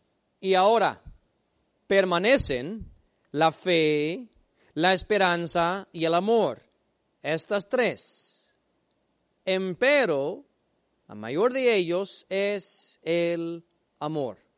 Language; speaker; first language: Spanish; native; Spanish